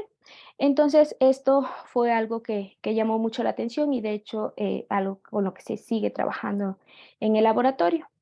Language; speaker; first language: Spanish; native; Spanish